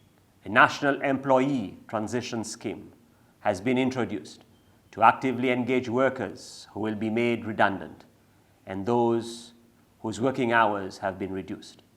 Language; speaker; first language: English; non-native, local second language; Seselwa Creole French